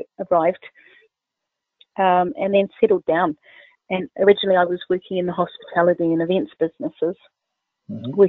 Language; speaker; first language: English; native; English